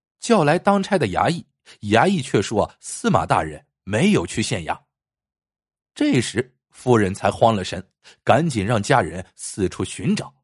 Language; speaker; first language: Chinese; native; Chinese